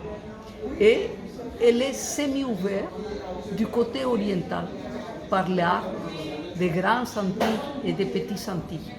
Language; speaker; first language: French; non-native, fluent; Spanish